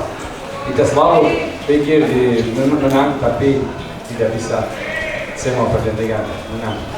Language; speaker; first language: Indonesian; non-native, learner; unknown